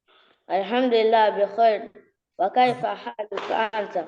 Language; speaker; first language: Arabic; non-native, learner; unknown